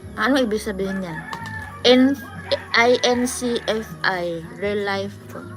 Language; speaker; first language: Filipino; non-native, local second language; Cebuano